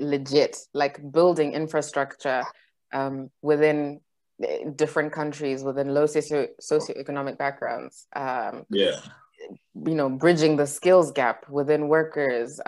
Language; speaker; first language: English; non-native, local second language; Shona